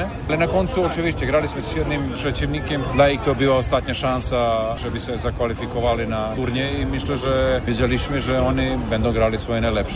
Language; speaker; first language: Polish; non-native, learner; Serbian